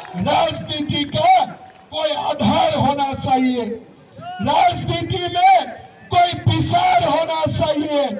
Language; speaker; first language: Hindi; non-native, local second language; Assamese